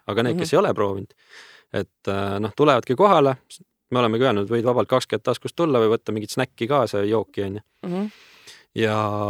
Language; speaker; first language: Estonian; native; Estonian